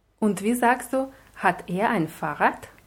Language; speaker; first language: German; non-native, fluent; Russian